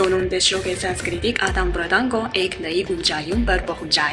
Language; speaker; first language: Hindi; non-native, fluent; Chinese